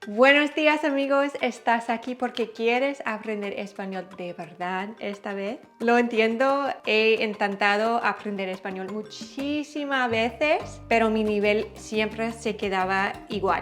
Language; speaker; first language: Spanish; non-native, learner; English